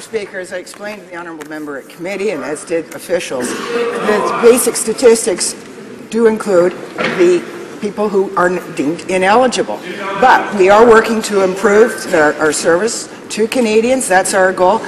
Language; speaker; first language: English; native; English